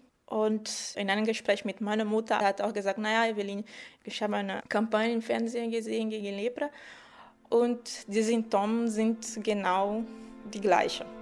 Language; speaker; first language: German; non-native, fluent; Portuguese